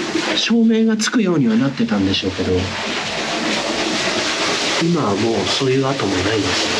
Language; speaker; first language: Japanese; native; Japanese